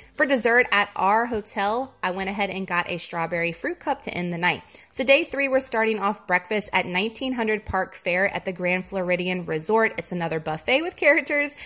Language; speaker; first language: English; native; English